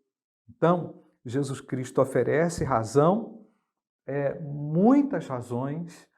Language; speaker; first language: Portuguese; native; Portuguese